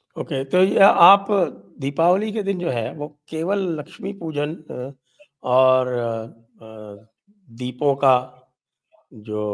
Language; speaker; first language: Hindi; native; Hindi